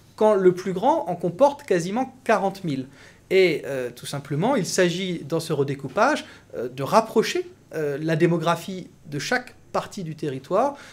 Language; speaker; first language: French; native; French